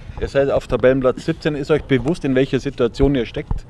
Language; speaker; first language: German; native; German